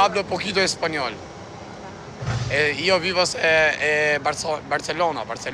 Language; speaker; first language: Spanish; non-native, learner; Albanian